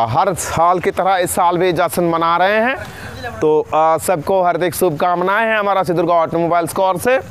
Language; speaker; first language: Hindi; non-native, local second language; Bangla